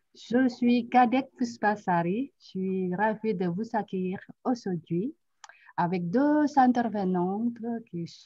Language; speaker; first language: French; non-native, fluent; Indonesian